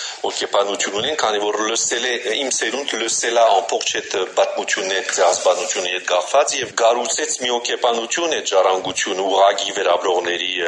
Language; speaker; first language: Armenian; early bilingual, heritage; Armenian